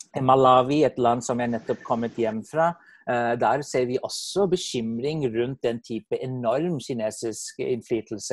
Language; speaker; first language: Norwegian; non-native, fluent; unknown